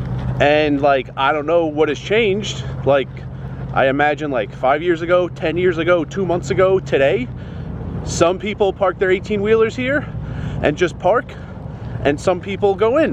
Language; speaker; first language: English; native; English